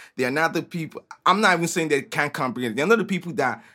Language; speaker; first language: English; non-native, local second language; Igbo